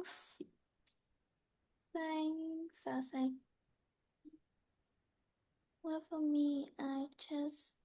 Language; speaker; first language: English; non-native, learner; Vietnamese